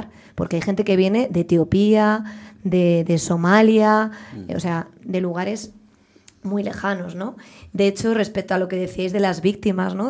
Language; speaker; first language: Spanish; native; Spanish